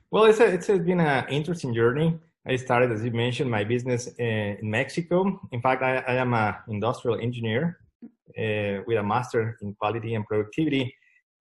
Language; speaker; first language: English; non-native, fluent; Spanish